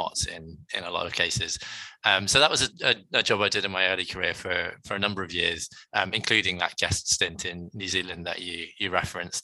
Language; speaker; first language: English; native; English